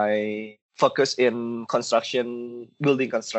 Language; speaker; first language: English; non-native, learner; Indonesian